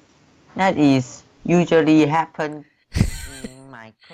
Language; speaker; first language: English; non-native, learner; Chinese